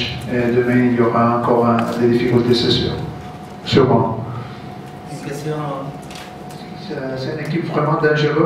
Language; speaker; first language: French; non-native, fluent; Turkish